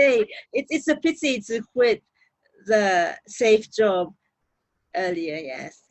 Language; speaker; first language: English; non-native, learner; Japanese